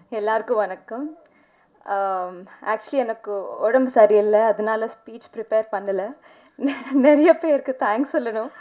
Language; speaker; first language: Tamil; non-native, local second language; Telugu